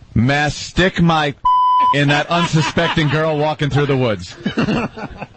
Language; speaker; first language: English; native; English